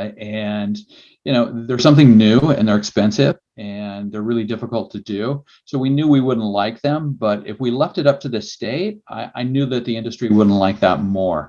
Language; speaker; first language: English; native; English